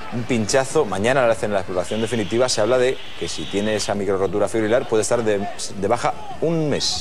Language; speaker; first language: Spanish; native; Spanish